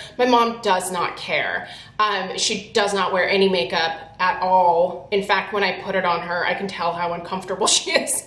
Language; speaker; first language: English; native; English